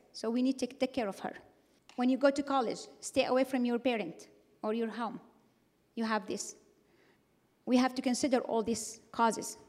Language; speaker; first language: English; non-native, fluent; Arabic